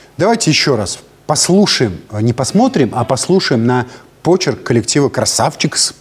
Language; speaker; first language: Russian; native; Russian